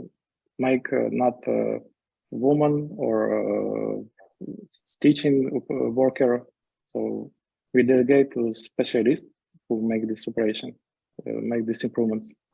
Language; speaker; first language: English; non-native, learner; Ukrainian